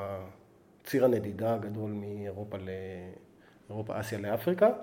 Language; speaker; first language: Hebrew; native; Hebrew